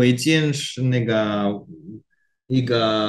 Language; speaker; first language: Chinese; non-native, learner; Korean